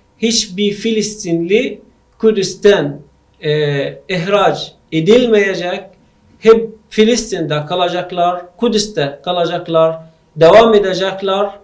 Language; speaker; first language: Turkish; non-native, learner; Arabic